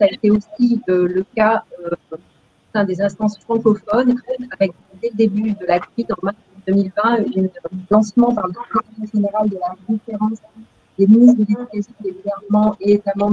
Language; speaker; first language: French; native; French